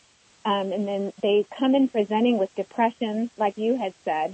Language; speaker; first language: English; native; English